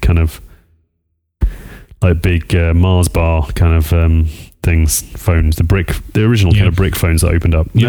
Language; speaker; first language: English; native; English